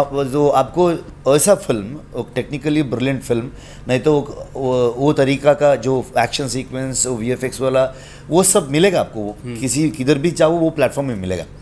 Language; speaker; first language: Hindi; non-native, local second language; Kannada